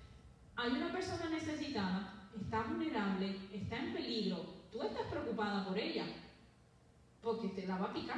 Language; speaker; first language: Spanish; early bilingual, heritage; Spanish